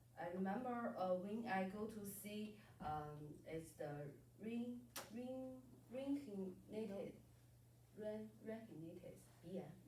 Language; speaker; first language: English; non-native, learner; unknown